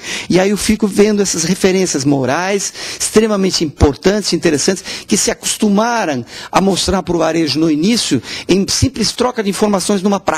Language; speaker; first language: Portuguese; native; Portuguese